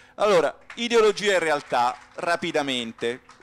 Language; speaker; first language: Italian; native; Italian